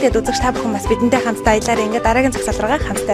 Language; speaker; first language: Mongolian; native; Mongolian